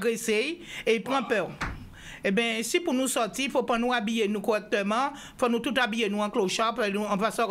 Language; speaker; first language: French; non-native, local second language; Guadeloupean Creole French